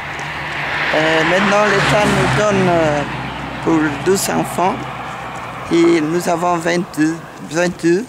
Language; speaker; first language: French; non-native, fluent; Spanish